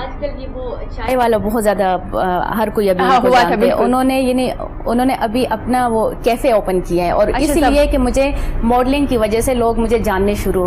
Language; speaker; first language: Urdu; non-native, local second language; Pashto